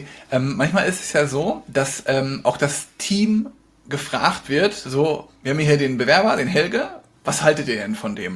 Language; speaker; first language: German; native; German